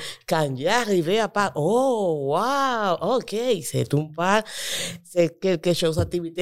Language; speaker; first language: French; non-native, learner; Spanish